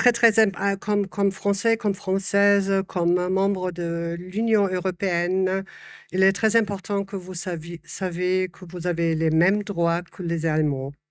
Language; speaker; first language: French; non-native, fluent; German